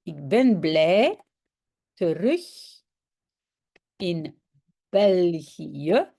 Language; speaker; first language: Dutch; non-native, local second language; French